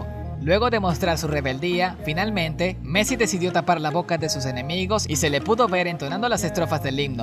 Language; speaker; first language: Spanish; native; Spanish